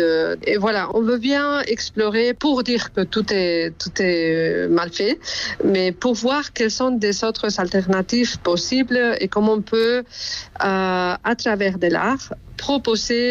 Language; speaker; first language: French; non-native, fluent; Spanish